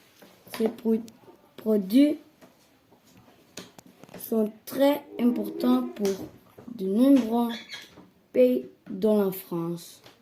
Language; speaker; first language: French; non-native, learner; Dutch